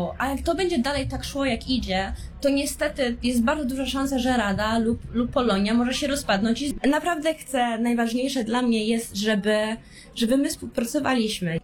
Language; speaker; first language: Polish; early bilingual, heritage; Polish